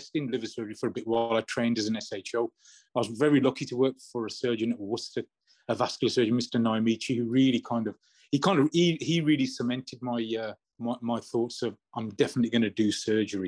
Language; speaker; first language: English; native; English